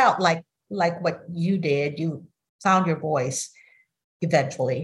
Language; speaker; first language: English; non-native, local second language; Filipino